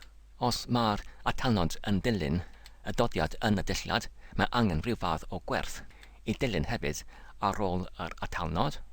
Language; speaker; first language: Welsh; non-native, learner; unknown